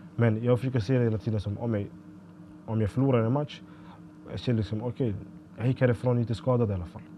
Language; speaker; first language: Swedish; early bilingual, other home language; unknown